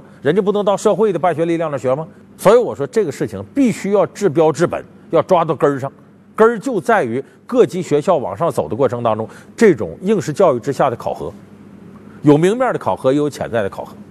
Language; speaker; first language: Chinese; native; Chinese